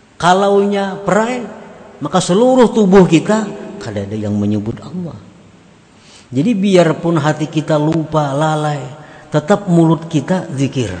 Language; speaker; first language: Indonesian; non-native, local second language; Banjar